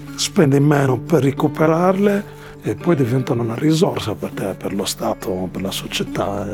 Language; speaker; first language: Italian; non-native, fluent; Arabic